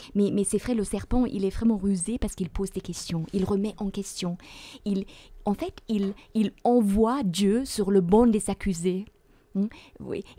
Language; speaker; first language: French; non-native, fluent; German